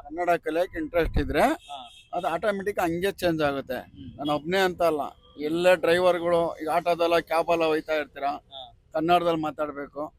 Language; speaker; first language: Kannada; native; Kannada